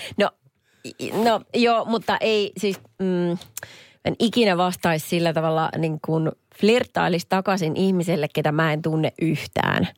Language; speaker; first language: Finnish; native; Finnish